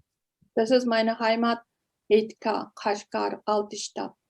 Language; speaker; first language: German; non-native, learner; Uyghur